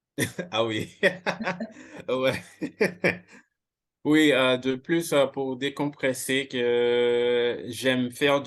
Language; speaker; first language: French; non-native, fluent; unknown